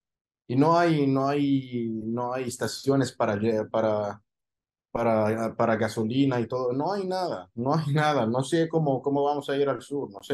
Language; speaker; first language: Spanish; non-native, fluent; Arabic